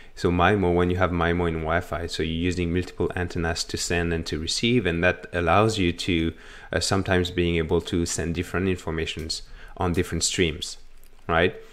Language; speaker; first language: English; non-native, fluent; French